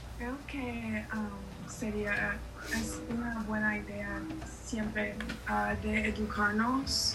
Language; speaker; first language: Spanish; non-native, learner; English